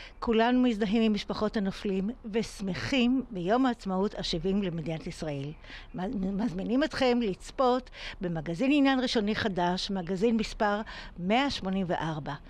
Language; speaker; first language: Hebrew; native; Hebrew